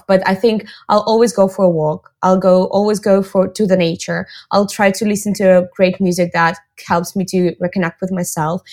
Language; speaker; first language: English; non-native, fluent; Russian